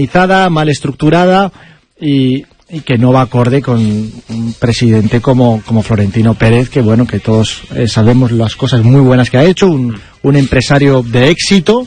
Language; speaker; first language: Spanish; native; Spanish